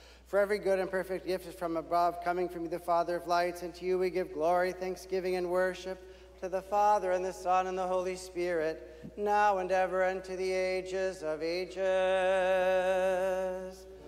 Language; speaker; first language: English; native; English